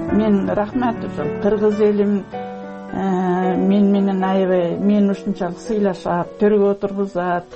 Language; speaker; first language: Kyrgyz; non-native, local second language; Russian